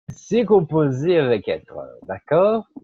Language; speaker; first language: French; non-native, fluent; Portuguese